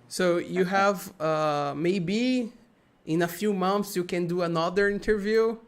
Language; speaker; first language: English; non-native, learner; Portuguese